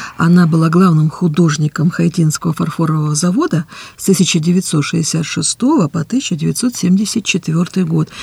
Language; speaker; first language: Russian; native; Russian